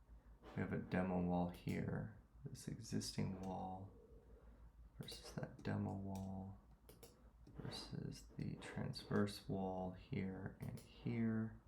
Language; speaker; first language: English; native; English